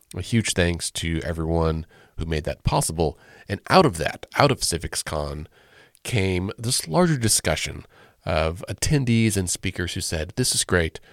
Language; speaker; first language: English; native; English